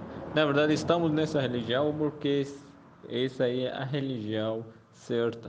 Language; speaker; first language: Portuguese; non-native, fluent; Arabic